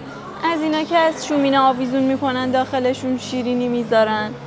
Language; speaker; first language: Persian; native; Persian